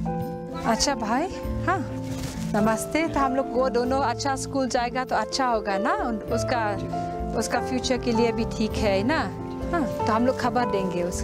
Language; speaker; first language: Hindi; non-native, local second language; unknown